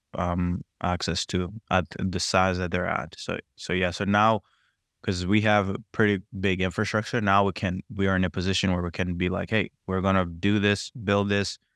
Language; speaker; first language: English; non-native, local second language; Kinyarwanda